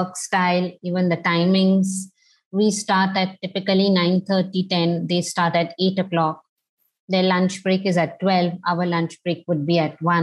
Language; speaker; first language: English; non-native, local second language; Hindi